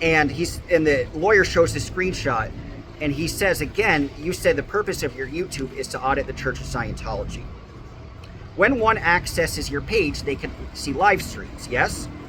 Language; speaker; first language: English; native; English